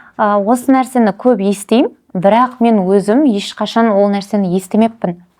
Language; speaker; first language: Kazakh; non-native, local second language; Russian